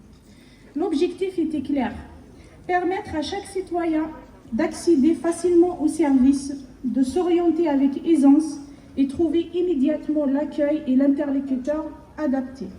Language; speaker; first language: French; native; French